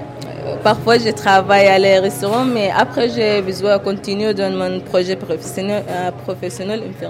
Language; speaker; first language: French; non-native, learner; Arabic